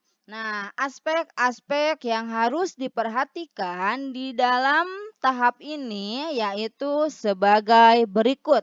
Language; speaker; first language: Indonesian; native; Indonesian